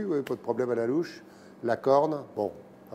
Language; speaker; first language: French; native; French